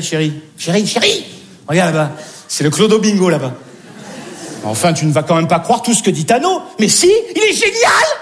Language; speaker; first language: French; native; French